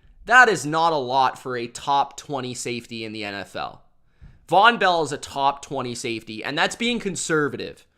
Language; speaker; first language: English; native; English